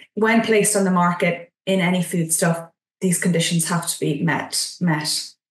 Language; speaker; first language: English; native; English